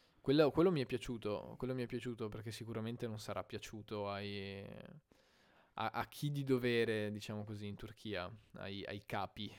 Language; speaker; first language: Italian; native; Italian